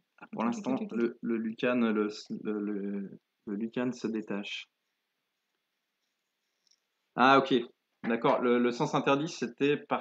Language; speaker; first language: French; native; French